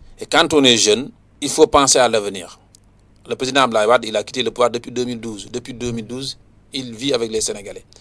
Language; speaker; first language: French; non-native, local second language; Wolof